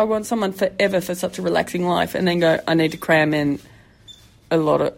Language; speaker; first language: English; native; English